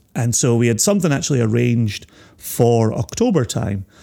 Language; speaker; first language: English; native; English